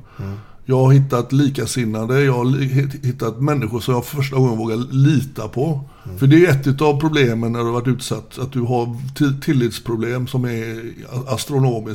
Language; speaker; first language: Swedish; native; Swedish